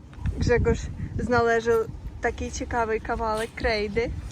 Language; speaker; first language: Polish; non-native, learner; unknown